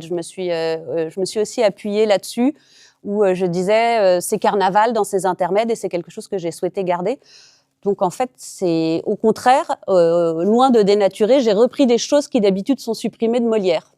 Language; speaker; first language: French; native; French